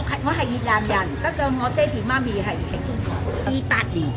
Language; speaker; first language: Cantonese; early bilingual, heritage; Cantonese